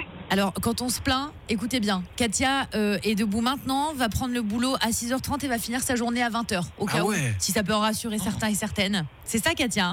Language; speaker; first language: French; native; French